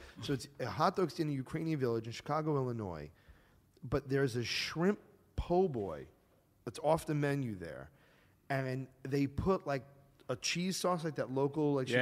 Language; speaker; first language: English; native; English